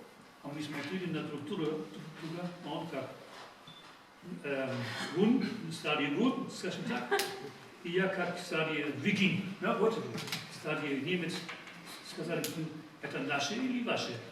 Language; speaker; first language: Russian; non-native, fluent; German